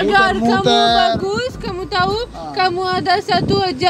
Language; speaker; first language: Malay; non-native, learner; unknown